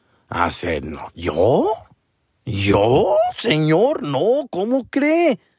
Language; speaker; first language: Spanish; early bilingual, heritage; Spanish